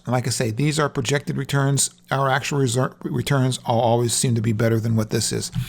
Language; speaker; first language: English; native; English